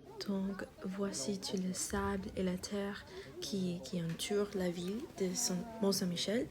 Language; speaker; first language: French; non-native, learner; English